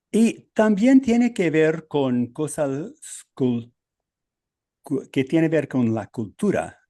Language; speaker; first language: Spanish; non-native, fluent; English